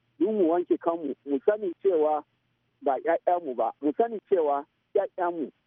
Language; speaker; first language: Hausa; non-native, local second language; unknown